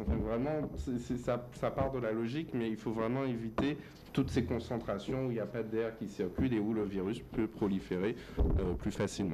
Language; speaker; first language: French; native; French